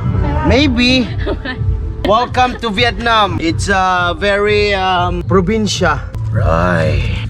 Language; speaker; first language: English; non-native, local second language; Filipino